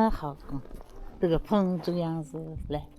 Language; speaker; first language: Chinese; non-native, local second language; Kazakh